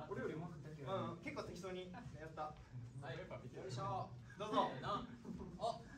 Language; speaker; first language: Japanese; native; Japanese